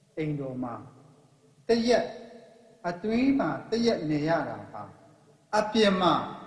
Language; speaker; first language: Burmese; non-native, local second language; Kachin